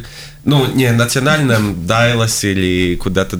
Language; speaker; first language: Russian; non-native, local second language; Latvian